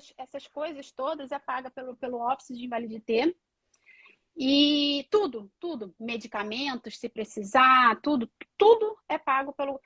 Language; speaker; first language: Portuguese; native; Portuguese